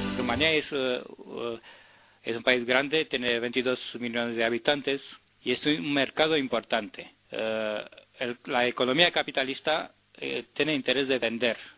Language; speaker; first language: Spanish; non-native, fluent; Romanian